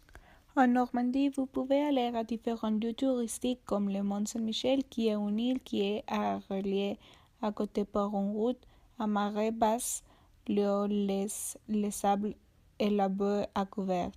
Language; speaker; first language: French; non-native, learner; Spanish